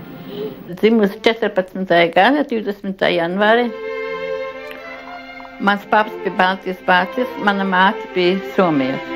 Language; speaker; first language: Latvian; non-native, local second language; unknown